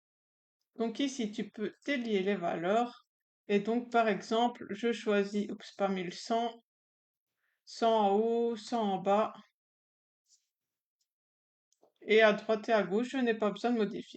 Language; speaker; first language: French; native; French